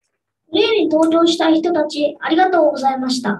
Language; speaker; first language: Japanese; non-native, fluent; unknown